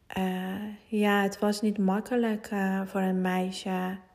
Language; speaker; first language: Dutch; non-native, fluent; Persian